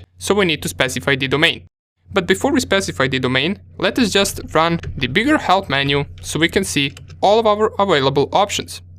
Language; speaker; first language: English; non-native, fluent; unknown